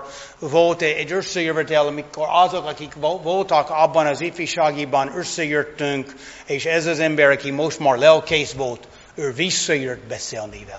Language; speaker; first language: Hungarian; non-native, fluent; English